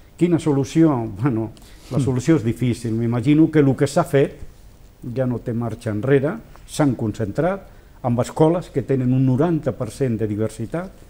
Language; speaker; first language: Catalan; non-native, local second language; Spanish